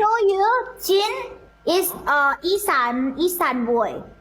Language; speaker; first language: English; non-native, learner; Korean